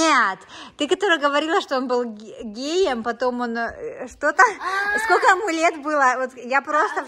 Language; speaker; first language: Russian; native; Russian